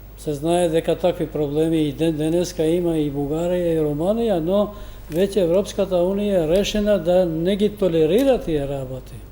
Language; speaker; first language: Macedonian; non-native, local second language; Albanian